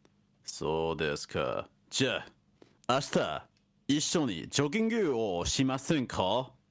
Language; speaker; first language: Japanese; non-native, learner; English